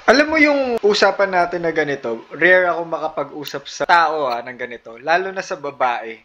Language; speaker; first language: Filipino; native; Filipino